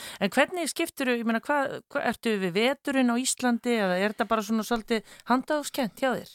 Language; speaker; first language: Icelandic; native; Icelandic